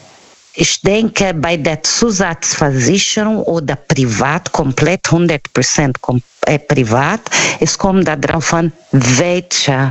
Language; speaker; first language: German; non-native, fluent; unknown